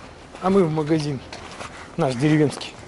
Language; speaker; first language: Russian; native; Russian